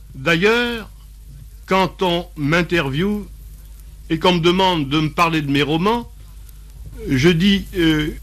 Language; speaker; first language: French; native; French